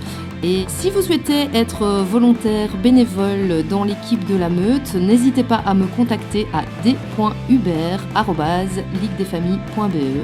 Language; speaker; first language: French; native; French